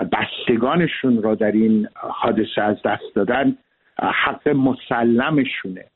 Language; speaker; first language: Persian; early bilingual, heritage; Persian